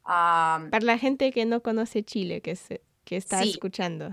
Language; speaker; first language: Spanish; non-native, fluent; English